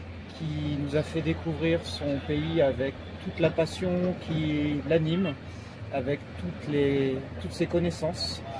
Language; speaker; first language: French; native; French